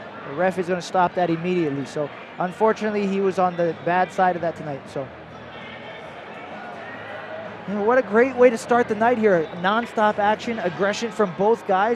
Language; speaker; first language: English; native; English